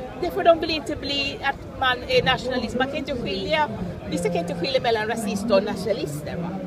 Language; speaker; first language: Swedish; non-native, fluent; English